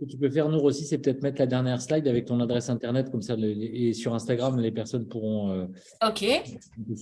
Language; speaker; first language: French; native; French